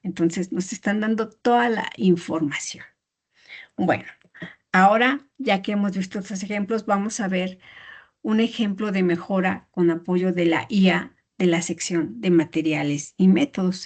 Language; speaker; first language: Spanish; native; Spanish